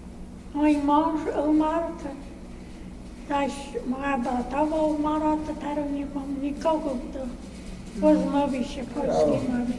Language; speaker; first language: Polish; early bilingual, heritage; Polish